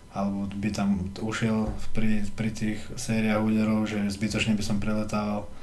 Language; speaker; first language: Slovak; early bilingual, heritage; Slovak